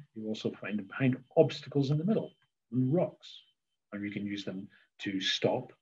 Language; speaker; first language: English; native; English